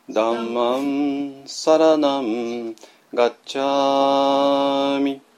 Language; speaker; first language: Japanese; native; Japanese